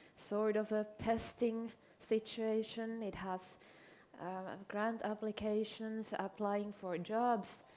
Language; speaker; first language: English; non-native, fluent; Finnish